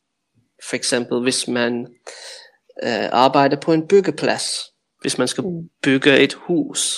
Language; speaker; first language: Danish; non-native, fluent; English